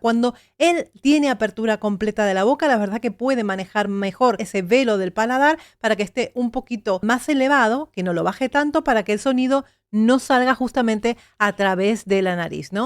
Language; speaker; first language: Spanish; native; Spanish